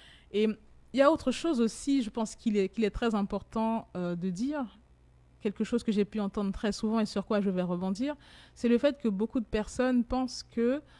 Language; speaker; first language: French; native; French